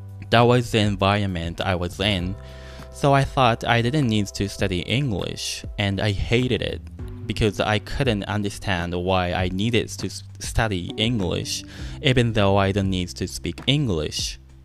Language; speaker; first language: English; non-native, fluent; Japanese